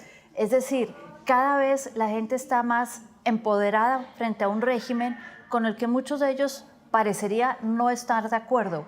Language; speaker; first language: Spanish; native; Spanish